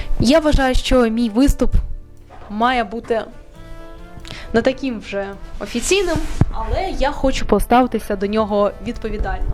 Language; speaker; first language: Ukrainian; native; Ukrainian